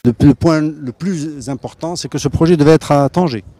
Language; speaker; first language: French; non-native, local second language; Arabic